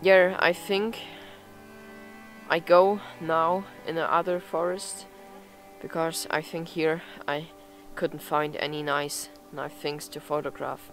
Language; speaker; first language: English; non-native, fluent; German